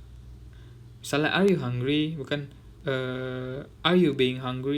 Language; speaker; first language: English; non-native, fluent; Indonesian